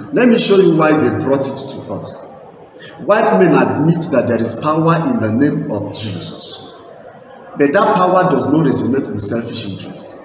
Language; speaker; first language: English; non-native, local second language; Igbo